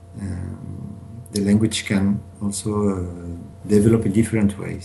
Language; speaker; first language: English; non-native, learner; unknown